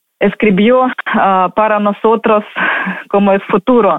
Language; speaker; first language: Spanish; non-native, learner; Ukrainian